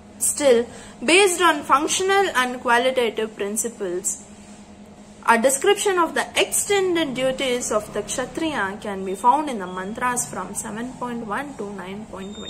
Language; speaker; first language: English; non-native, local second language; Kannada